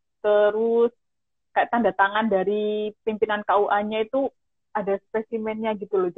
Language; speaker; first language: Indonesian; native; Indonesian